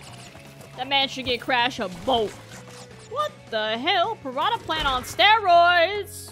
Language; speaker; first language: English; native; English